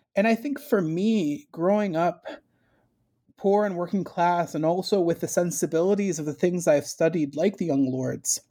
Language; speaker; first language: English; early bilingual, other home language; Spanish